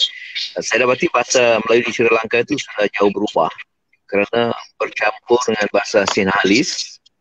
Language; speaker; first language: Malay; native; Malay